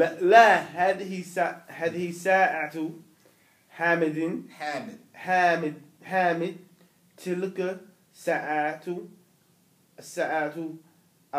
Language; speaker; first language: Arabic; non-native, learner; English